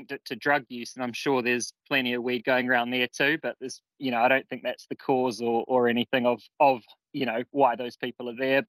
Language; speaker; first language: English; native; English